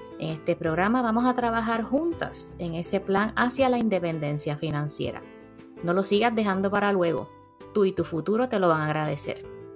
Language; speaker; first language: Spanish; early bilingual, heritage; Spanish